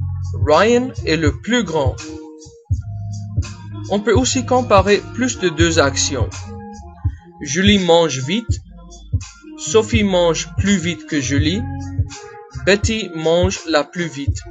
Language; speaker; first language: French; non-native, fluent; English